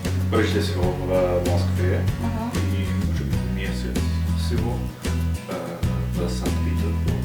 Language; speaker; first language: Russian; non-native, fluent; English